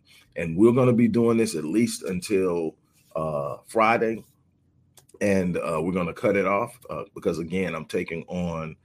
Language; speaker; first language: English; native; English